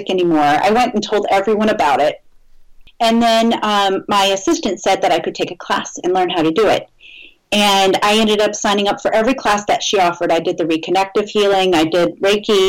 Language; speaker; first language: English; native; English